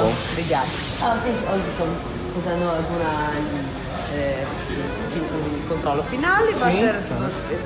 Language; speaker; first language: Portuguese; non-native, learner; Italian